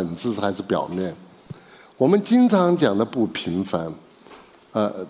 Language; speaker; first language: Chinese; native; Chinese